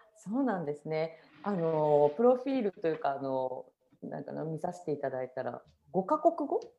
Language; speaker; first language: Japanese; native; Japanese